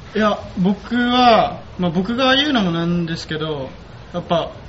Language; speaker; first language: Japanese; native; Japanese